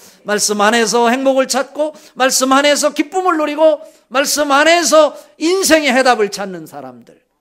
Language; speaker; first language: Korean; native; Korean